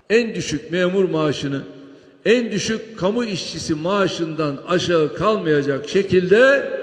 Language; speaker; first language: Turkish; native; Turkish